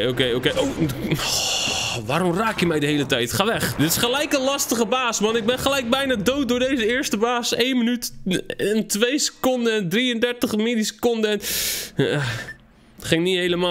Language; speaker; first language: Dutch; native; Dutch